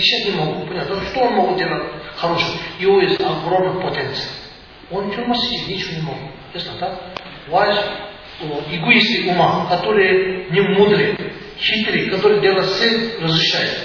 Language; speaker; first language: Russian; non-native, learner; Tibetan